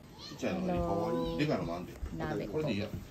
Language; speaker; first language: Japanese; native; Japanese